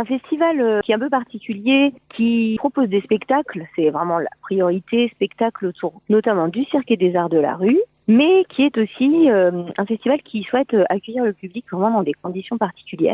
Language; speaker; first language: French; native; French